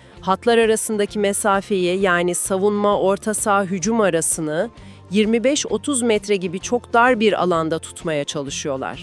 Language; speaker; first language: Turkish; native; Turkish